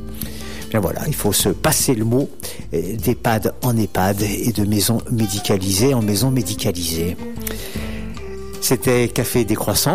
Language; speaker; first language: French; native; French